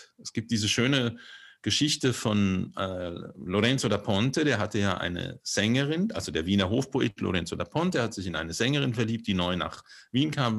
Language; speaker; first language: German; native; German